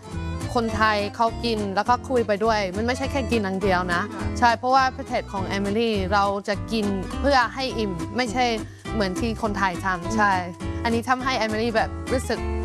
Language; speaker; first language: Thai; non-native, fluent; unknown